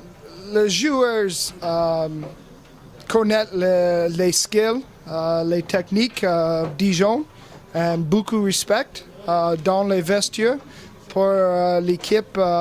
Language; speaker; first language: French; non-native, learner; English